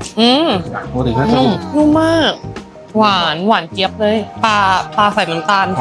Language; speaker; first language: Thai; native; Thai